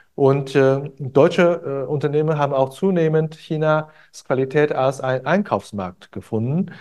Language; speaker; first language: German; non-native, fluent; Chinese